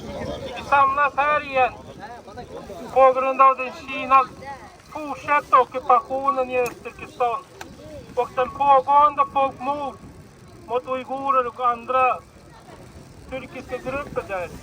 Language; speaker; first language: Swedish; non-native, fluent; Uyghur